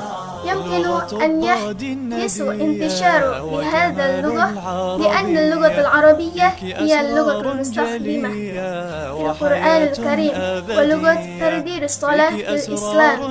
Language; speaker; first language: Arabic; non-native, learner; Indonesian